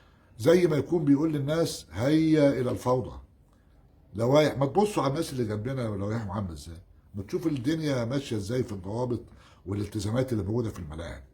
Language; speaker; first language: Arabic; native; Arabic